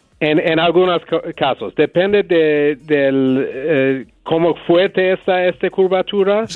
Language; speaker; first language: Spanish; non-native, learner; English